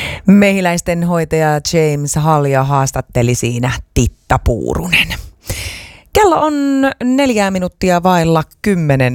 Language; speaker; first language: Finnish; native; Finnish